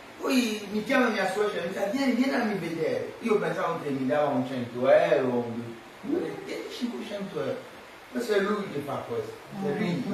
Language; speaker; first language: Italian; non-native, fluent; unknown